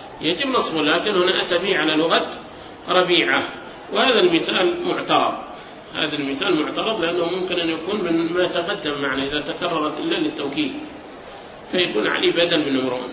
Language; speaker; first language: Arabic; native; Arabic